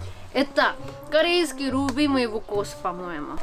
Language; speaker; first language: Russian; non-native, learner; Korean